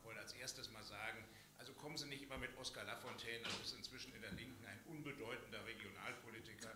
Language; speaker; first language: German; native; German